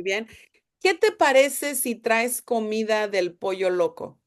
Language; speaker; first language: Spanish; non-native, fluent; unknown